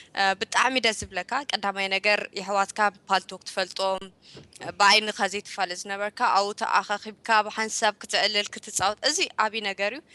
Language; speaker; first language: Tigrinya; early bilingual, heritage; Tigrinya